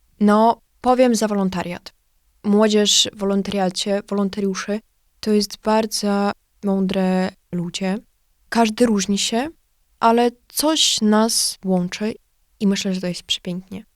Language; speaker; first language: Polish; non-native, learner; Ukrainian